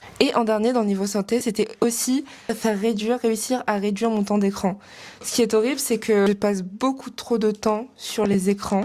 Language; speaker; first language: French; native; French